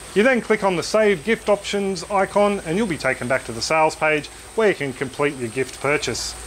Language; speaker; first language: English; native; English